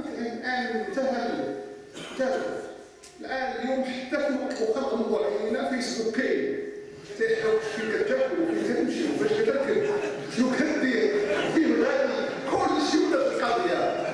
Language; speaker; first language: Arabic; native; Arabic